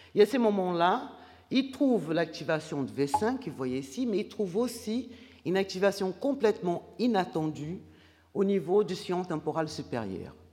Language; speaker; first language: French; non-native, fluent; Portuguese